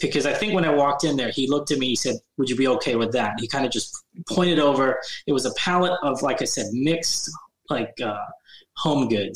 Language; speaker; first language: English; native; English